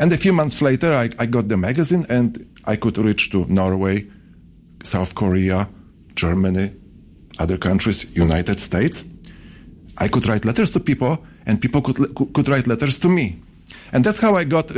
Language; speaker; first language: English; non-native, fluent; Polish